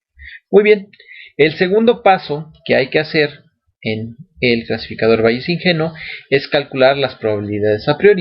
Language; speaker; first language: Spanish; native; Spanish